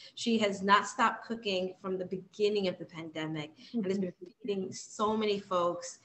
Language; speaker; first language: English; native; English